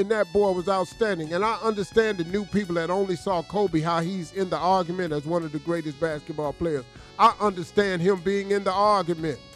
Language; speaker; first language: English; native; English